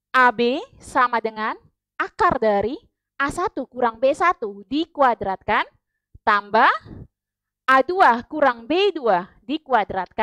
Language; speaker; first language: Indonesian; native; Indonesian